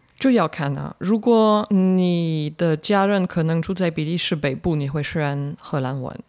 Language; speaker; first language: Chinese; non-native, fluent; French